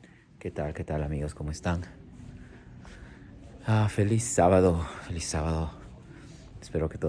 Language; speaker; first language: Spanish; early bilingual, heritage; Spanish